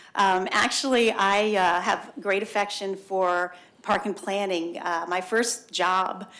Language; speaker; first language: English; native; English